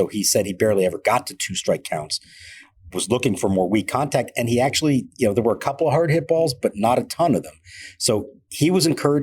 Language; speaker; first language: English; native; English